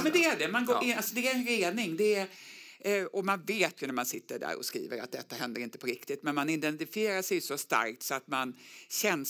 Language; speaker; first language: Swedish; native; Swedish